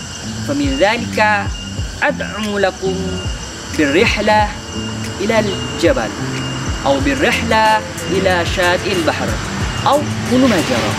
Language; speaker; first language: Arabic; non-native, learner; Indonesian